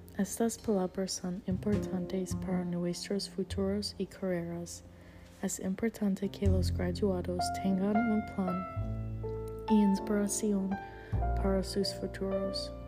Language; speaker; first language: Spanish; non-native, learner; English